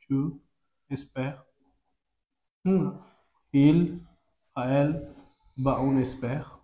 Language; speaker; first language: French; non-native, fluent; Bangla